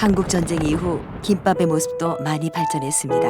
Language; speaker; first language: Korean; native; Korean